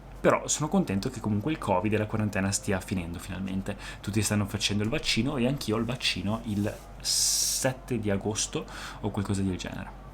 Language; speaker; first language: Italian; native; Italian